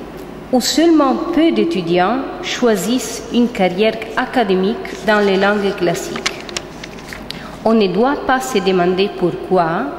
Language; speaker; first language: French; non-native, fluent; Italian